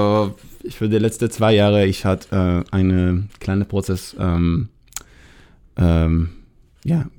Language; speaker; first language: German; non-native, learner; Hebrew